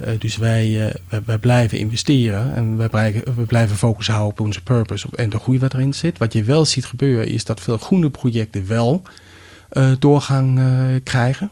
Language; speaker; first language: Dutch; non-native, fluent; Danish